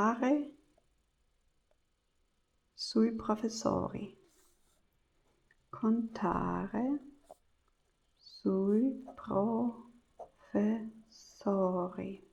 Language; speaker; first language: Italian; non-native, learner; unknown